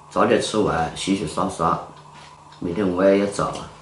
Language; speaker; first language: Chinese; native; Chinese